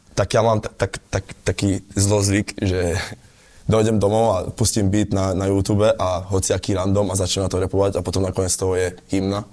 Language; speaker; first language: Slovak; early bilingual, other home language; Italian